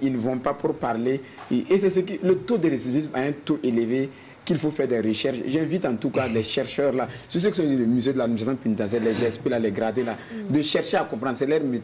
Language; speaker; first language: French; non-native, local second language; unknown